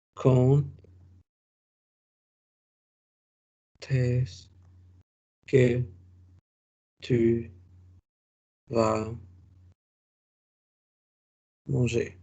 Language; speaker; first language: French; non-native, fluent; Spanish